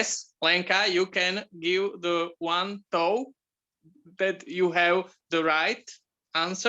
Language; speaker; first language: English; non-native, learner; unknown